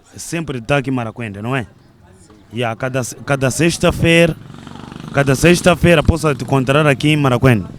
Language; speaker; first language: Portuguese; non-native, learner; Kinyarwanda